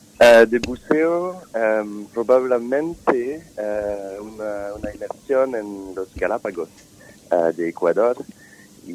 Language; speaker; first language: Spanish; non-native, fluent; French